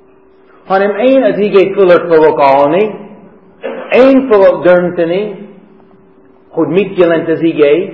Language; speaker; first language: Hungarian; non-native, fluent; English